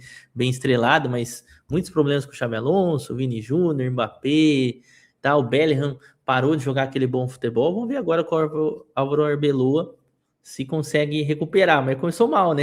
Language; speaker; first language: Portuguese; native; Portuguese